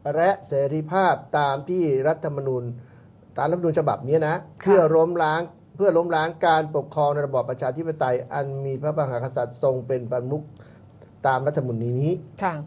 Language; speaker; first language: Thai; native; Thai